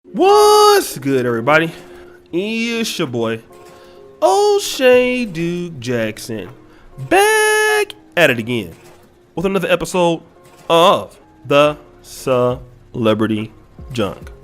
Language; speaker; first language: English; native; English